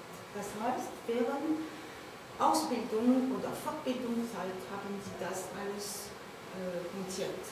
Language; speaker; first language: German; non-native, learner; French